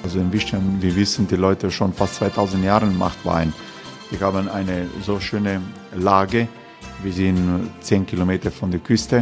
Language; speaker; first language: German; non-native, learner; Croatian